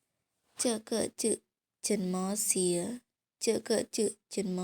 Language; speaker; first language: Chinese; non-native, fluent; Khmer